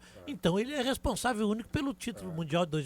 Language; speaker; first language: Portuguese; native; Portuguese